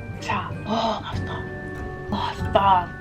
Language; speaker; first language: Korean; non-native, fluent; English